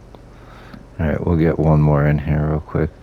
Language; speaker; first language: English; native; English